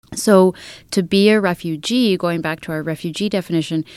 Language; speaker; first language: English; native; English